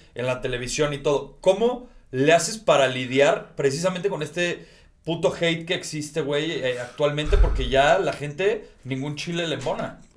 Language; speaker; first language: Spanish; native; Spanish